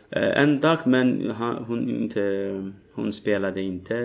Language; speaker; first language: Swedish; non-native, learner; Turkish